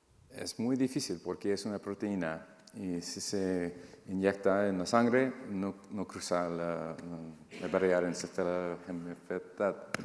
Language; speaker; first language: Spanish; non-native, fluent; English